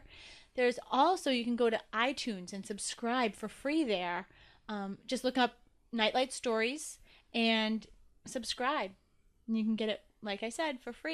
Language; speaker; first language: English; native; English